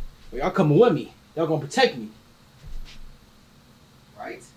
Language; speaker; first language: English; native; English